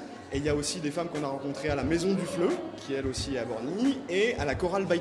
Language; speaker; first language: French; native; French